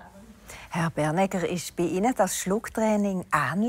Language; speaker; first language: German; native; German